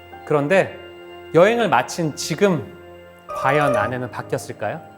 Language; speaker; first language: Korean; native; Korean